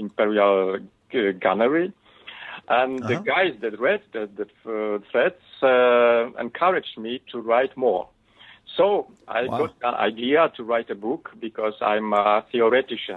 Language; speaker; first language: English; non-native, fluent; Polish